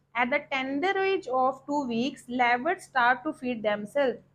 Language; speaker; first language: English; non-native, local second language; Punjabi